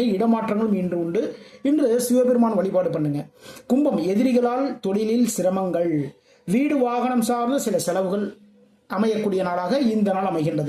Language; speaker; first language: Tamil; native; Tamil